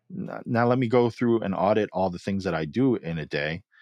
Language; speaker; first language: English; early bilingual, other home language; Filipino